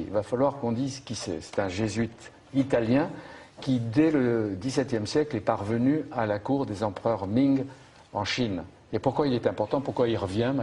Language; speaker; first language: French; native; French